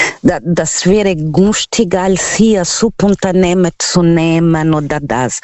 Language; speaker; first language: German; non-native, learner; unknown